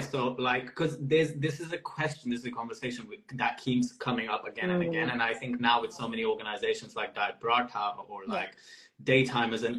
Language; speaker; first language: English; non-native, local second language; Urdu